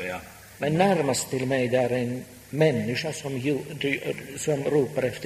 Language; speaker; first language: Swedish; non-native, local second language; Finnish